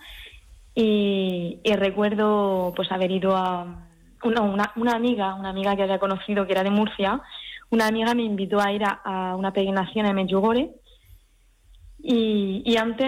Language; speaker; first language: Spanish; early bilingual, heritage; French